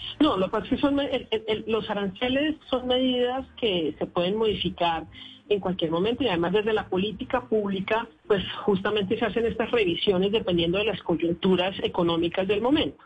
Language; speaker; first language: Spanish; native; Spanish